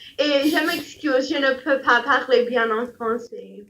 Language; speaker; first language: French; non-native, learner; English